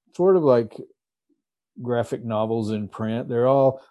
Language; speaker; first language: English; native; English